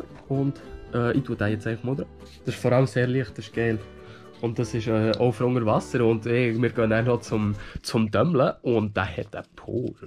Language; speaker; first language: German; native; German